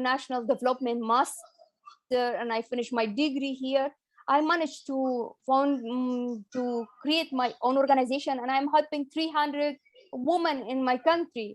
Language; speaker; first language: English; non-native, fluent; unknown